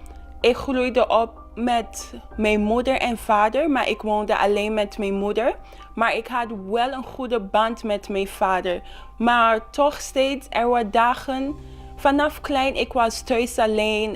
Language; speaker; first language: Dutch; non-native, local second language; Papiamento